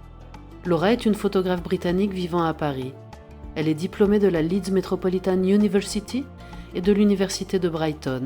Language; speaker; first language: French; native; French